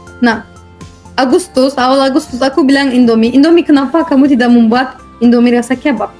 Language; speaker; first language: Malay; non-native, fluent; Turkish